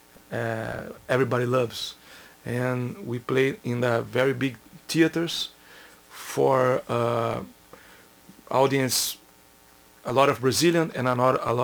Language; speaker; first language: English; non-native, learner; Portuguese